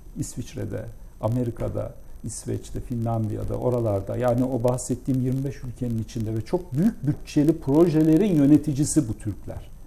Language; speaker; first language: Turkish; native; Turkish